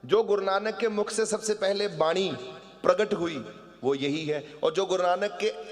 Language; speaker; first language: Hindi; non-native, local second language; Punjabi